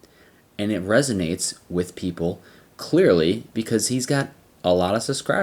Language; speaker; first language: English; native; English